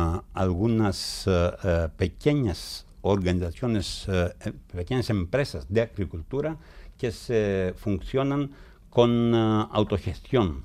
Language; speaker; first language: Spanish; non-native, fluent; Greek